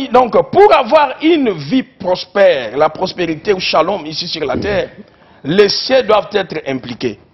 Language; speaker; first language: French; non-native, local second language; Lingala